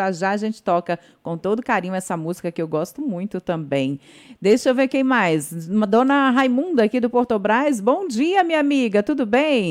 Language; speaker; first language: Portuguese; native; Portuguese